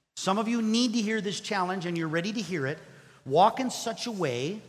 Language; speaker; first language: English; non-native, fluent; Spanish